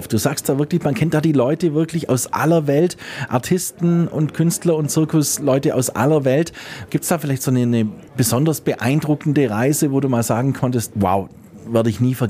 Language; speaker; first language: German; native; German